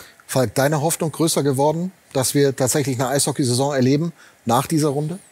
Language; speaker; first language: German; native; German